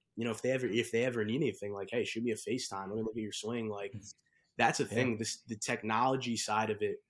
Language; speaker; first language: English; native; English